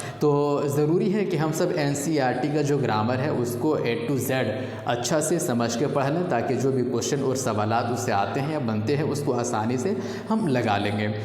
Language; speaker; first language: Urdu; native; Urdu